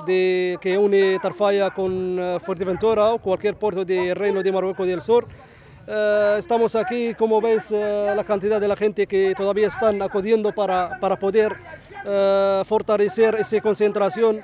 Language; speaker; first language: Spanish; non-native, fluent; Arabic